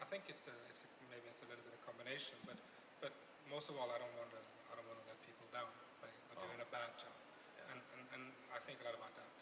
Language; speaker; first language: English; non-native, fluent; Norwegian